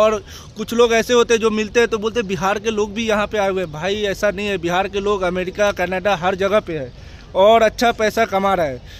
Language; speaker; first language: Hindi; native; Hindi